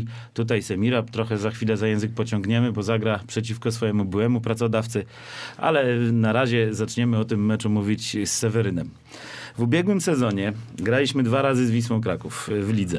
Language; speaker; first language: Polish; native; Polish